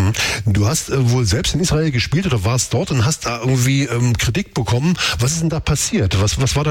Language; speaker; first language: German; native; German